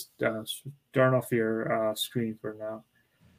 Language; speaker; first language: English; non-native, local second language; Bangla